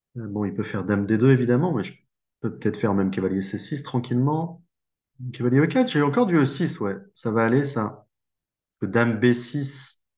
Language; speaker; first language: French; native; French